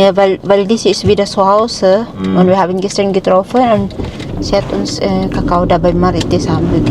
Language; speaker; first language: German; non-native, learner; Filipino